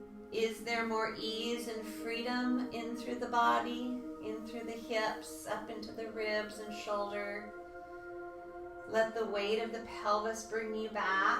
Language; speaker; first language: English; native; English